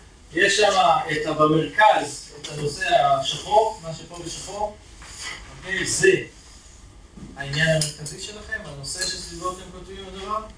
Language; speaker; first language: Hebrew; native; Hebrew